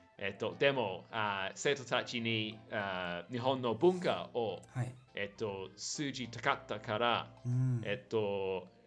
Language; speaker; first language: Japanese; non-native, learner; English